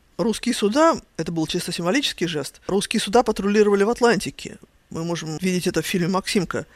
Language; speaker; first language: Russian; native; Russian